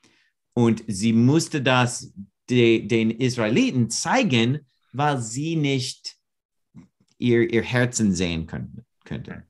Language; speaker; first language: German; non-native, learner; English